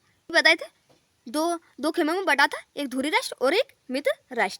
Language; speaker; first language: Hindi; native; Hindi